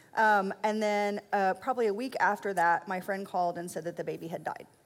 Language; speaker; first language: English; native; English